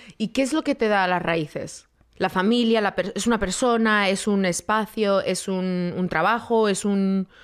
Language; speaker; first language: Spanish; native; Spanish